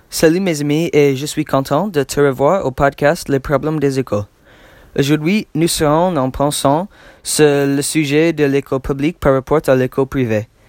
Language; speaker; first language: French; non-native, learner; English